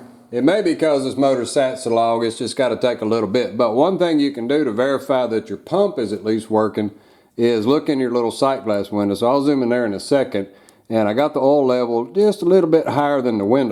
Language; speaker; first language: English; native; English